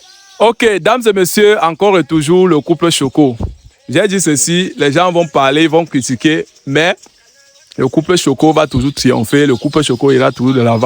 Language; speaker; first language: French; native; French